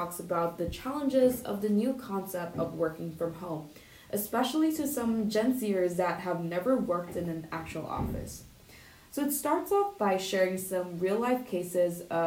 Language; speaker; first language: English; non-native, local second language; Cantonese